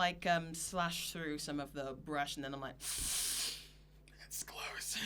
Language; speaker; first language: English; native; English